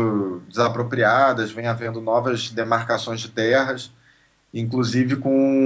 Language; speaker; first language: Portuguese; native; Portuguese